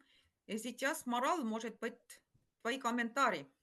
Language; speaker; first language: Russian; non-native, fluent; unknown